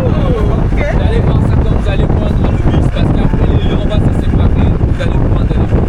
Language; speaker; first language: French; native; French